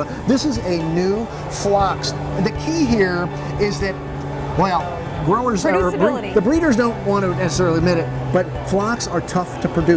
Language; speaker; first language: English; native; English